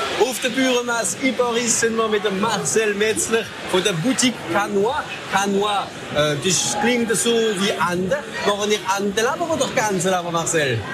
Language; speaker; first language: German; native; German